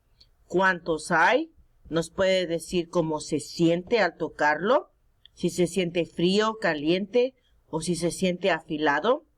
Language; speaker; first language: Spanish; early bilingual, heritage; Spanish